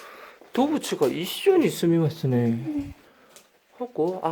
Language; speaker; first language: Japanese; non-native, learner; Korean